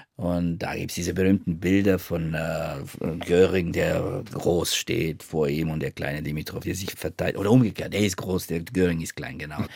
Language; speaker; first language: German; non-native, fluent; Bulgarian